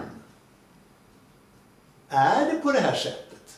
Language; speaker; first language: Swedish; native; Swedish